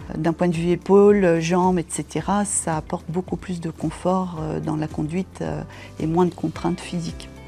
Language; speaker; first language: French; native; French